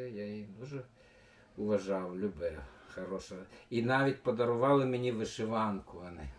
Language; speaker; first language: Ukrainian; non-native, local second language; Bulgarian